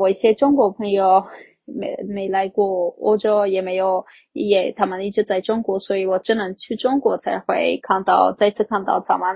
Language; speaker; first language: Chinese; non-native, fluent; Armenian